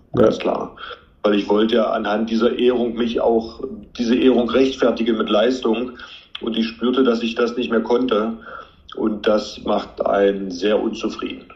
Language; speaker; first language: German; native; German